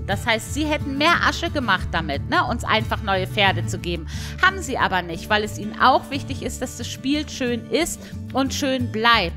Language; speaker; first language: German; native; German